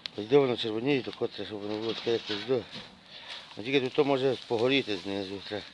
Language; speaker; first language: Ukrainian; native; Ukrainian